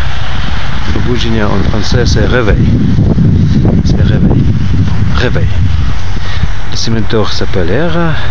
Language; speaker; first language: French; non-native, learner; Ukrainian